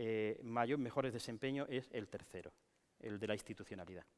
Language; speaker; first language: Spanish; native; Spanish